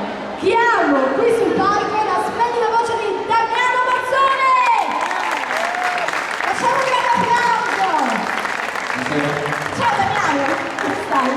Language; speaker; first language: Italian; native; Italian